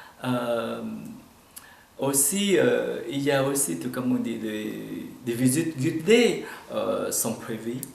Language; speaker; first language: French; non-native, fluent; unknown